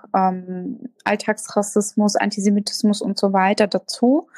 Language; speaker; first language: German; native; German